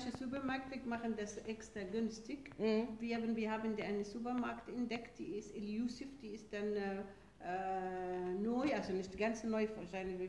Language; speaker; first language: German; non-native, fluent; Arabic